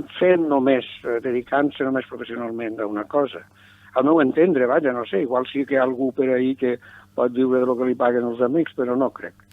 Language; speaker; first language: Catalan; native; Catalan